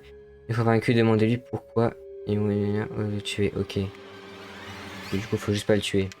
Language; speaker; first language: French; native; French